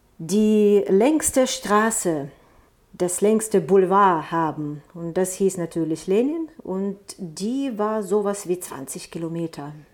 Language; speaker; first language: German; non-native, fluent; Ukrainian